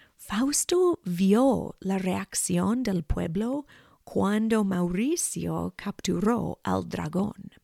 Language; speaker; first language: Spanish; non-native, fluent; English